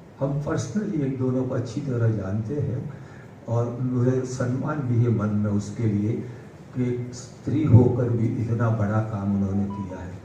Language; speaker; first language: Hindi; non-native, local second language; Gujarati